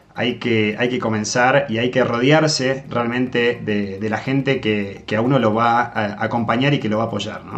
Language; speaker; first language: Spanish; native; Spanish